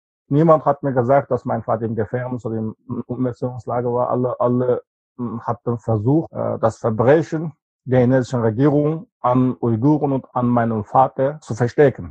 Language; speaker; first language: German; non-native, fluent; Uyghur